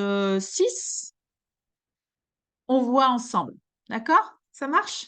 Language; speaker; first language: French; native; French